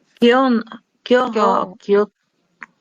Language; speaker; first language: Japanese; non-native, learner; Filipino